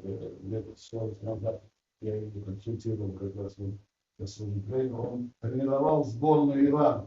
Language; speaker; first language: Russian; non-native, local second language; Uzbek